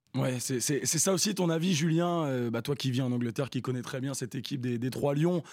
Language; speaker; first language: French; native; French